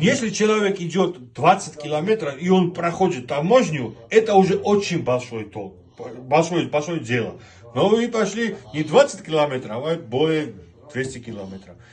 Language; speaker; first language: Russian; non-native, fluent; Georgian